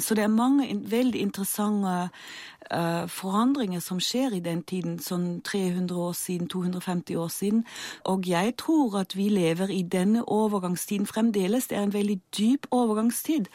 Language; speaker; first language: Norwegian; non-native, fluent; German